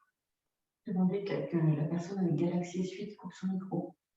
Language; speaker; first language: French; native; French